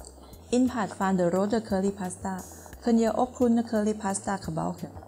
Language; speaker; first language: Dutch; non-native, learner; Thai